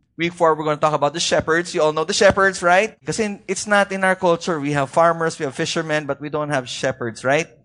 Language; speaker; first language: English; non-native, local second language; Filipino